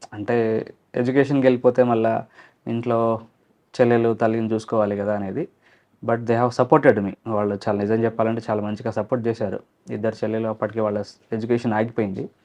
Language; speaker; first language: Telugu; non-native, local second language; Lambadi